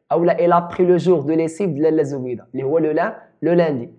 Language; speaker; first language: French; non-native, local second language; Arabic